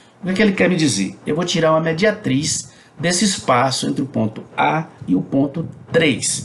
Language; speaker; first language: Portuguese; native; Portuguese